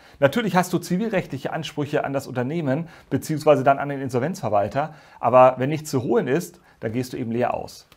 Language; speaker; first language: German; native; German